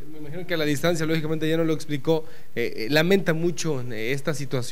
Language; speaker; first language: Spanish; native; Spanish